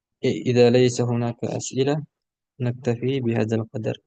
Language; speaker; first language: Arabic; non-native, fluent; Indonesian